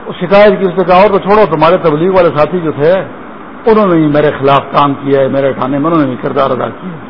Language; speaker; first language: Urdu; non-native, local second language; Pashto